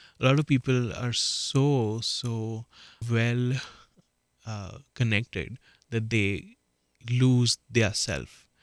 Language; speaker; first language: English; non-native, local second language; Marathi